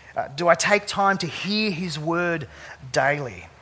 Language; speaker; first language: English; native; English